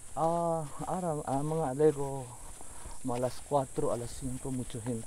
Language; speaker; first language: Spanish; non-native, learner; Chavacano